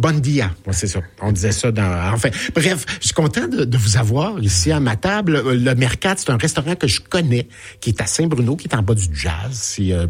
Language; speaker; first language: French; native; French